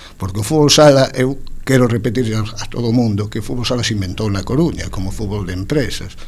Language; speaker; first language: Galician; non-native, local second language; Spanish